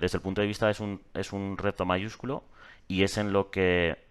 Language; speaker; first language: Spanish; native; Spanish